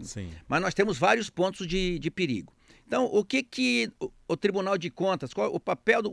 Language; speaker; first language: Portuguese; native; Portuguese